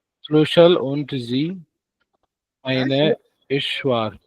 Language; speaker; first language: German; non-native, learner; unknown